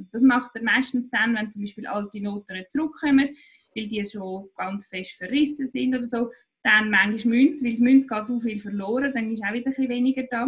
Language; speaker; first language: German; native; German